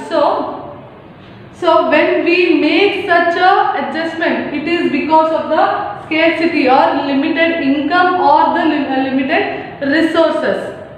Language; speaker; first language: English; non-native, local second language; Kannada